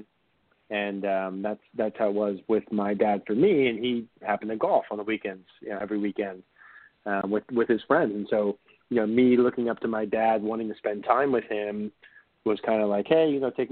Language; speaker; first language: English; native; English